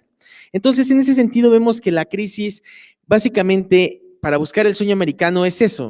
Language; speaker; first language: Spanish; native; Spanish